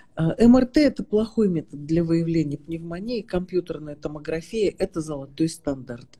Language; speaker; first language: Russian; native; Russian